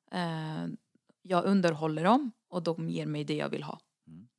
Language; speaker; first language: Swedish; early bilingual, other home language; Arabic